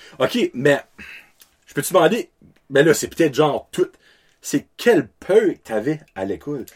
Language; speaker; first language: French; native; French